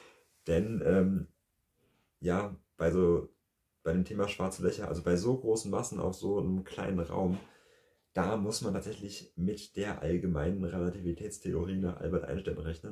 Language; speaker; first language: German; native; German